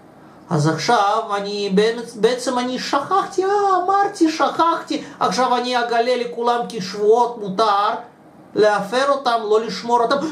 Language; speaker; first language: Hebrew; non-native, fluent; Russian